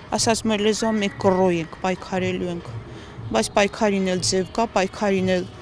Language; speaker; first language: Armenian; native; Armenian